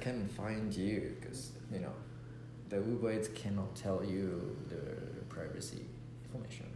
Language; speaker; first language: English; non-native, learner; Japanese